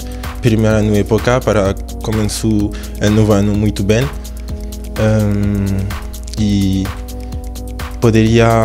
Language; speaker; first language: Portuguese; early bilingual, heritage; French